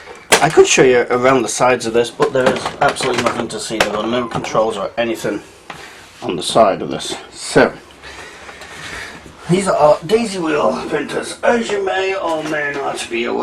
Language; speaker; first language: English; native; English